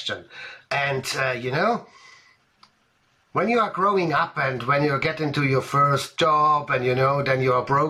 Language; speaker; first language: English; non-native, fluent; German